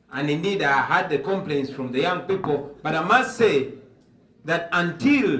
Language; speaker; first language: English; non-native, local second language; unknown